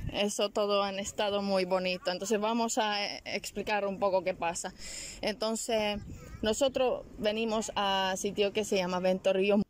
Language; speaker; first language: Spanish; non-native, learner; Finnish